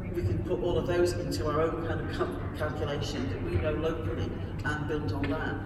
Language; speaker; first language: English; native; English